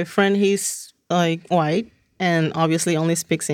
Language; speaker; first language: English; non-native, fluent; Spanish